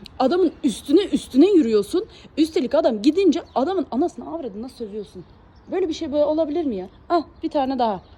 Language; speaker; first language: Turkish; early bilingual, heritage; Turkish